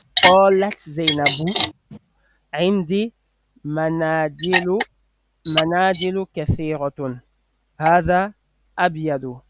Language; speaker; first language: Arabic; non-native, fluent; French